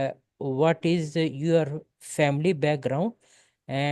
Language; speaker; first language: English; non-native, local second language; Urdu